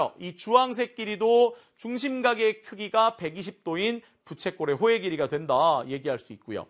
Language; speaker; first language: Korean; native; Korean